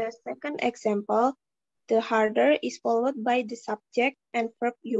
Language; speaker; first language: English; non-native, learner; Indonesian